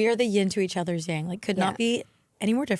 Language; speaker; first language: English; native; English